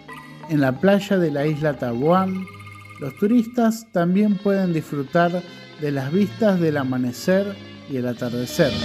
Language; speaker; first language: Spanish; non-native, fluent; Indonesian